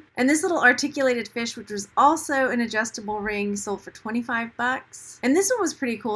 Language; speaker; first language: English; native; English